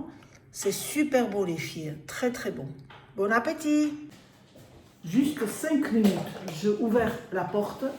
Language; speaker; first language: French; non-native, fluent; Armenian